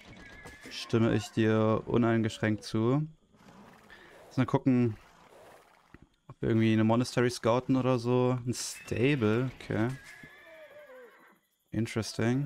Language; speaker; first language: German; native; German